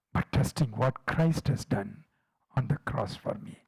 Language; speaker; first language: English; non-native, local second language; Tamil